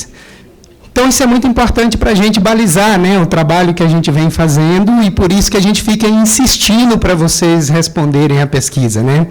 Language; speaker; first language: Portuguese; native; Portuguese